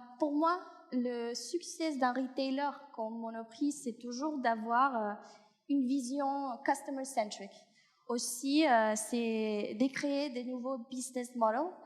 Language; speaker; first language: French; non-native, fluent; Spanish